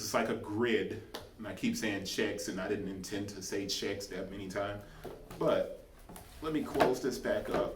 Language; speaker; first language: English; native; English